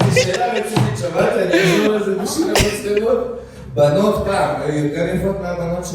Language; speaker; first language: Hebrew; native; Hebrew